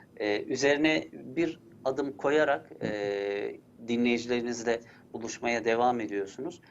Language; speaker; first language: Turkish; early bilingual, heritage; Turkish